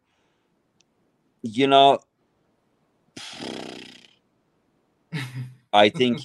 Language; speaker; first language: English; non-native, fluent; Turkish